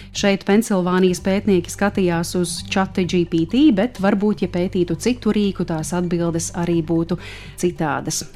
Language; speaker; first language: Latvian; native; Latvian